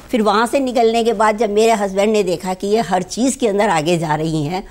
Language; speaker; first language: Hindi; native; Hindi